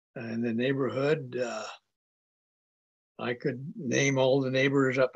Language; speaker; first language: English; native; English